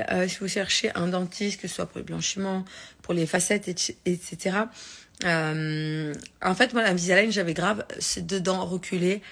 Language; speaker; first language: French; native; French